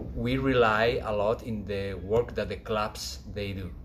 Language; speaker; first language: English; non-native, fluent; Spanish